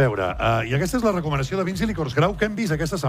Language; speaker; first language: Catalan; native; Catalan